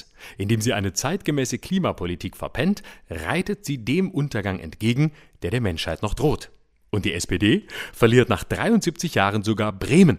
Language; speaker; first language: German; native; German